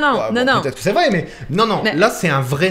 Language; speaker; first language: French; native; French